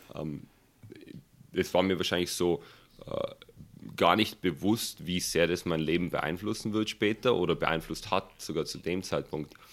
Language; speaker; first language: German; early bilingual, other home language; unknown